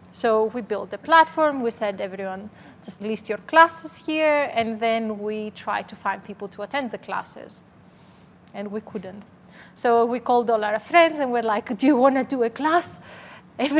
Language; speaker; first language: English; non-native, fluent; Greek